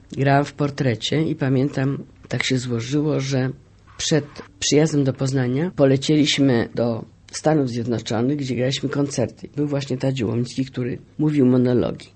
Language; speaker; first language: Polish; native; Polish